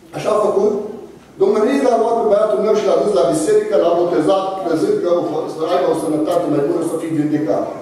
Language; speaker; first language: Romanian; non-native, fluent; Arabic